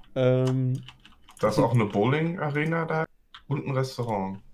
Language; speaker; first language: German; non-native, fluent; English